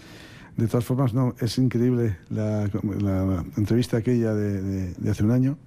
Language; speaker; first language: Spanish; native; Spanish